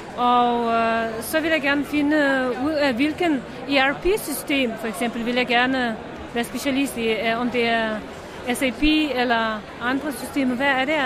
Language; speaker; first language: Danish; non-native, fluent; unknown